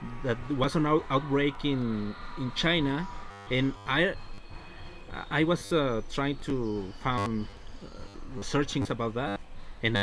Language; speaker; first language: English; non-native, learner; Spanish